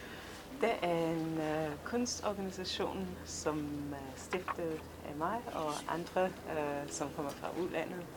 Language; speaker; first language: Danish; non-native, fluent; English